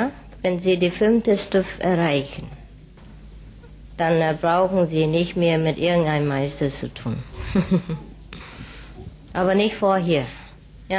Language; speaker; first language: German; non-native, fluent; Vietnamese